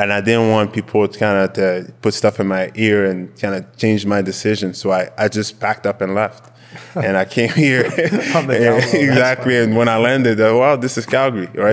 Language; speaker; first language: English; non-native, fluent; French